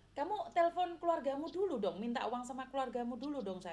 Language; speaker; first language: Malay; non-native, local second language; Javanese